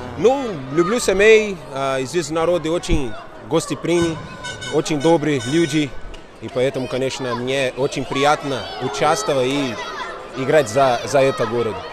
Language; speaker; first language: Russian; non-native, learner; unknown